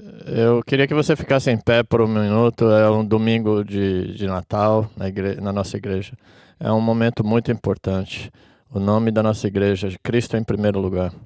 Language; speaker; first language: Portuguese; non-native, fluent; English